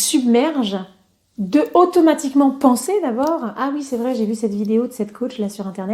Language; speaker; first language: French; native; French